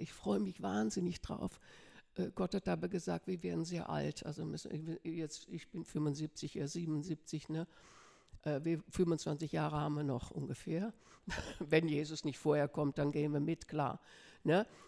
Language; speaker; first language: German; non-native, fluent; Dutch